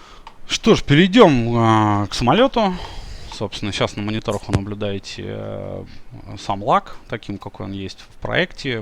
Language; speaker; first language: Russian; native; Russian